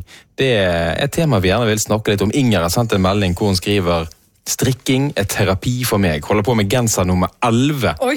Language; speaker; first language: Norwegian; native; Norwegian